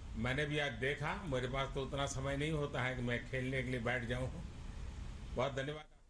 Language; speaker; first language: Hindi; non-native, local second language; Gujarati